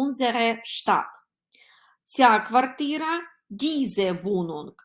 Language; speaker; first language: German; non-native, fluent; Ukrainian